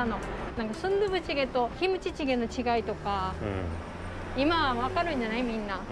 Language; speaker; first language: Korean; non-native, learner; Japanese